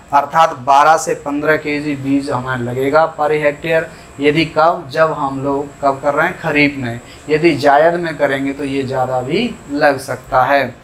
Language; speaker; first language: Hindi; native; Hindi